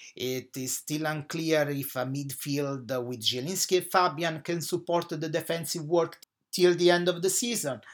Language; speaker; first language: English; non-native, fluent; Italian